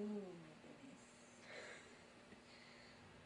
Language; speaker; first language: English; non-native, learner; Spanish